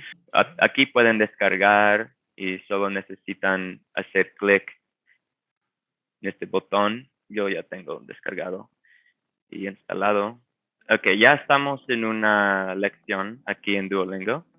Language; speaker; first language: Spanish; non-native, fluent; English